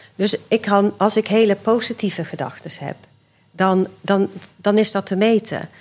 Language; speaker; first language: Dutch; early bilingual, other home language; Swedish